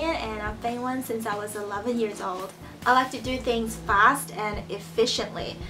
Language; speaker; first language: English; early bilingual, other home language; Chinese